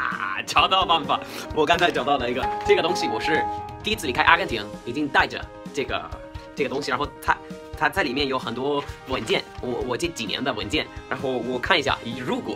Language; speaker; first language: Chinese; non-native, fluent; Spanish